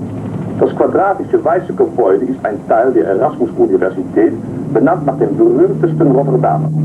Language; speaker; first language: German; non-native, fluent; Dutch